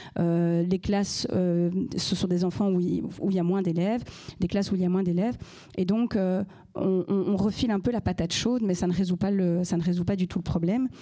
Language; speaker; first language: French; native; French